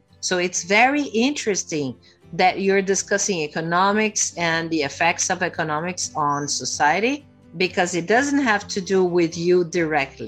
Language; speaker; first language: English; non-native, fluent; Portuguese